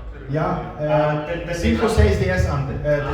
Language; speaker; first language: Spanish; non-native, learner; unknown